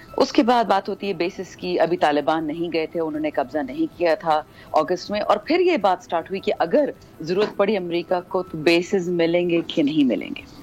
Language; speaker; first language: Urdu; non-native, local second language; Pashto